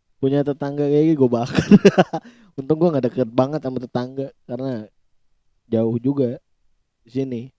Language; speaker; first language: Indonesian; native; Indonesian